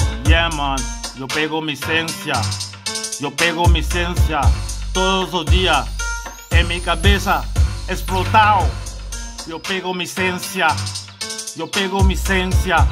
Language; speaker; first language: Spanish; non-native, learner; Papiamento